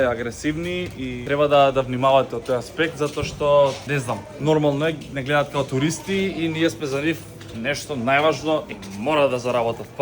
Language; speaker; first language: Macedonian; native; Macedonian